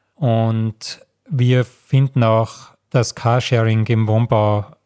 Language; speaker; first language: German; native; German